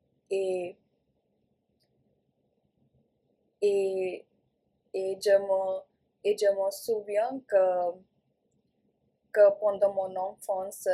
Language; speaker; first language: French; non-native, learner; Punjabi